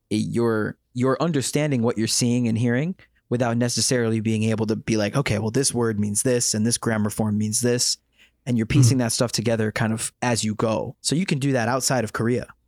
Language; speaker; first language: English; native; English